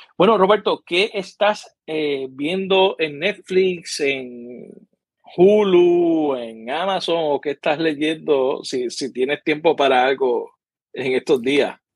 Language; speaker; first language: Spanish; native; Spanish